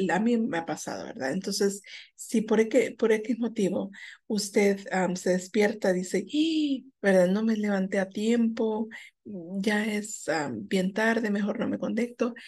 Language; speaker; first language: Spanish; non-native, fluent; English